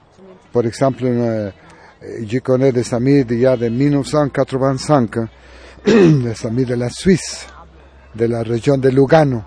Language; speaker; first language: French; non-native, learner; Spanish